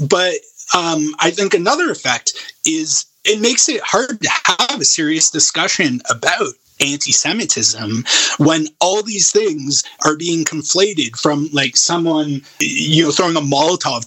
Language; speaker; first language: English; native; English